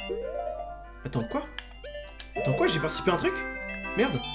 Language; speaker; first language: French; native; French